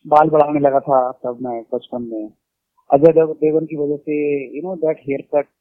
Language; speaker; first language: Hindi; native; Hindi